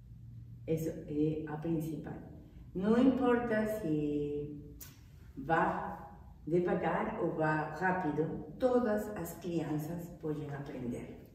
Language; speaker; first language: Portuguese; non-native, fluent; Spanish